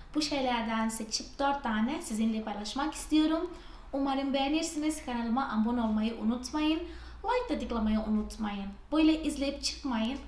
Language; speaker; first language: Turkish; non-native, fluent; Portuguese